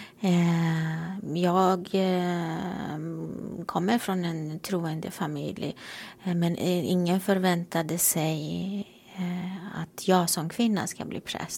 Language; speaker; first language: Swedish; non-native, fluent; Romanian